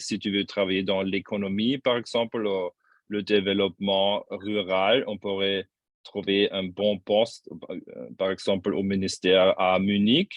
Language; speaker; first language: French; non-native, fluent; German